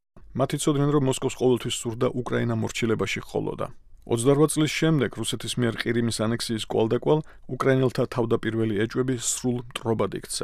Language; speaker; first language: Georgian; native; Georgian